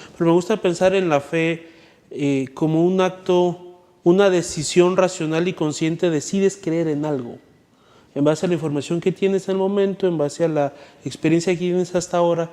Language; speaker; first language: Spanish; native; Spanish